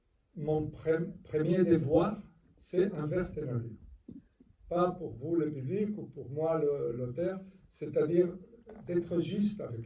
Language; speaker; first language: French; non-native, fluent; Spanish